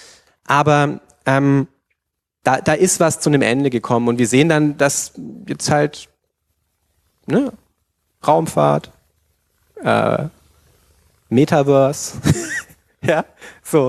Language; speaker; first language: German; native; German